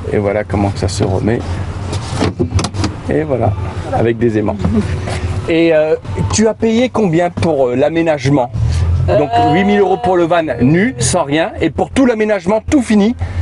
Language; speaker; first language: French; native; French